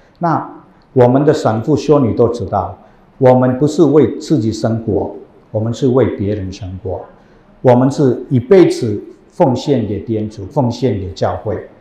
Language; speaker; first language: Chinese; non-native, fluent; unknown